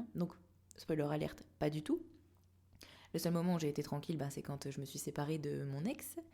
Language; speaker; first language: French; native; French